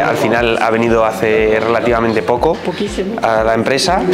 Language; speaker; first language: Spanish; native; Spanish